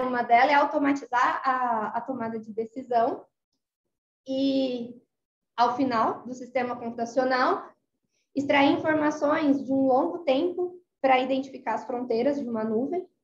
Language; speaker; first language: Portuguese; native; Portuguese